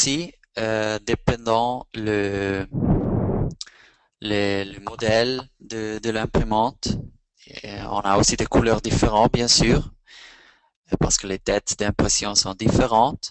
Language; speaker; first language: French; non-native, fluent; Spanish